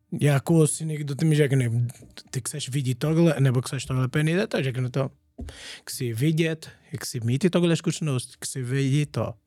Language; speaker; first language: Czech; non-native, learner; Portuguese